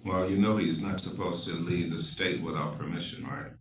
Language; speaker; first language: English; native; English